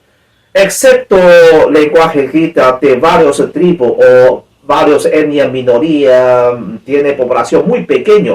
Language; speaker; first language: Spanish; non-native, learner; Chinese